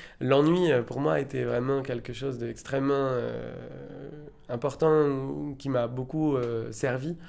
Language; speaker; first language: French; native; French